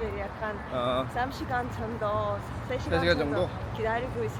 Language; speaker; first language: Korean; non-native, learner; Russian